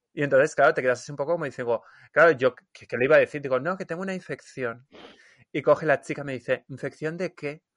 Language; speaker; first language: Spanish; native; Spanish